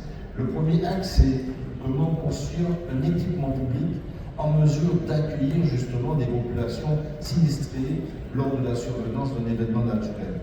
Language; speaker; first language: French; native; French